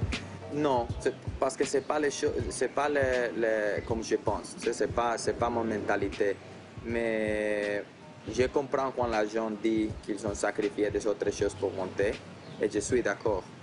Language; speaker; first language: French; non-native, fluent; Spanish